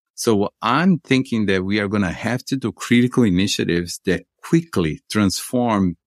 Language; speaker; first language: English; non-native, fluent; Portuguese